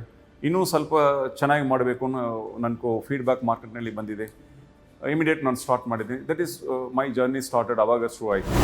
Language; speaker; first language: Kannada; non-native, learner; Tamil